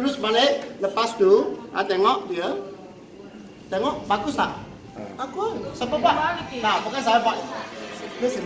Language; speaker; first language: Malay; non-native, local second language; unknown